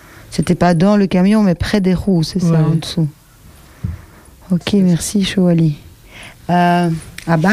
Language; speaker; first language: French; native; French